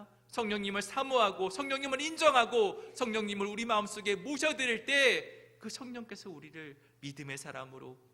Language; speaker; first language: Korean; native; Korean